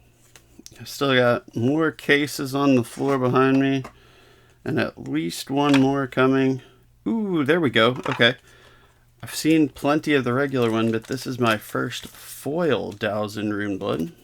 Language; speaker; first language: English; native; English